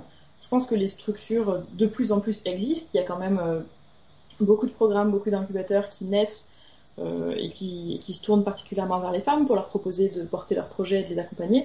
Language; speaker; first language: French; native; French